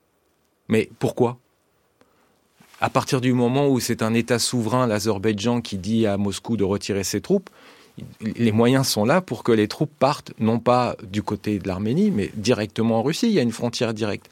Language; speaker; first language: French; native; French